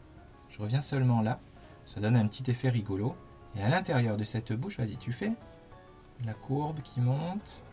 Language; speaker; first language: French; native; French